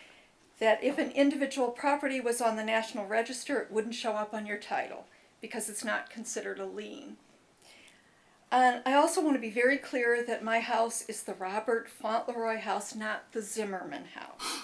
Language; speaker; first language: English; native; English